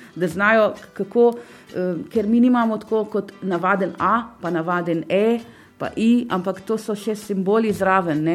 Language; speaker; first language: Slovenian; non-native, fluent; Arabic